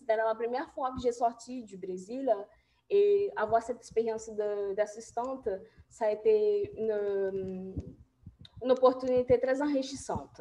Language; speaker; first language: French; non-native, fluent; Portuguese